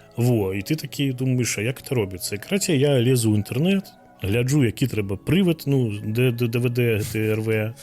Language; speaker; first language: Belarusian; non-native, local second language; Russian